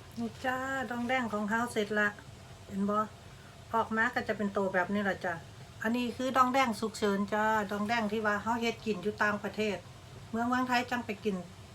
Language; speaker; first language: Thai; native; Thai